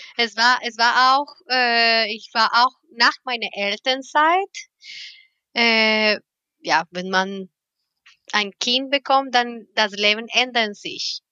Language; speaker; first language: German; non-native, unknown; Spanish